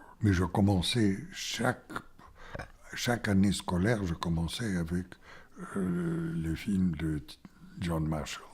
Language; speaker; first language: French; non-native, fluent; Bulgarian